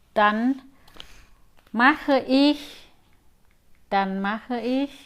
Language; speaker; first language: German; non-native, learner; Thai